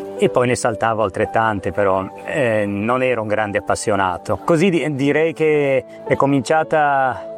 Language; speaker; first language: Italian; native; Italian